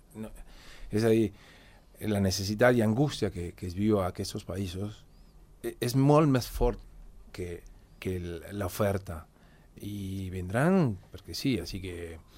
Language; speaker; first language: Catalan; non-native, local second language; Spanish